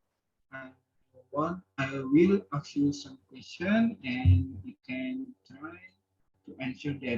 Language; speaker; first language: English; non-native, learner; Indonesian